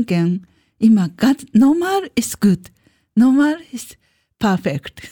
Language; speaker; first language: German; non-native, learner; Japanese